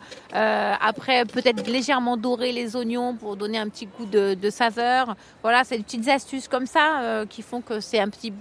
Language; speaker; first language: French; native; French